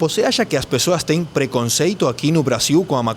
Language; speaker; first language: Portuguese; non-native, learner; Spanish